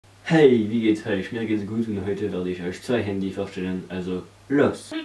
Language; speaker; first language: German; non-native, learner; French